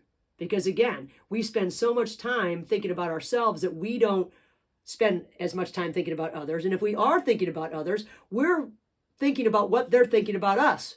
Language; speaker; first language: English; native; English